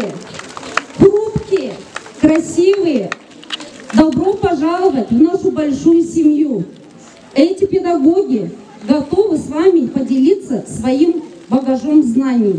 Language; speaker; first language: Russian; non-native, local second language; Gagauz